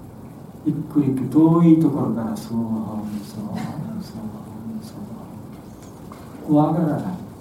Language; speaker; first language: Japanese; non-native, learner; Bangla